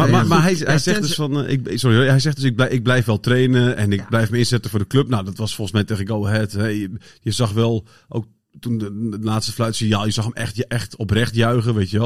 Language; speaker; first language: Dutch; native; Dutch